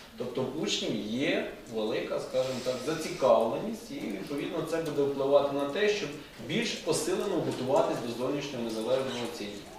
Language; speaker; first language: Ukrainian; native; Ukrainian